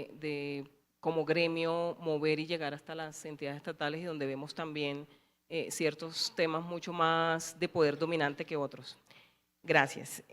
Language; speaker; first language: Spanish; native; Spanish